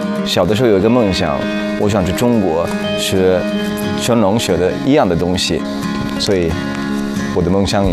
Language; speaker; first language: Chinese; non-native, learner; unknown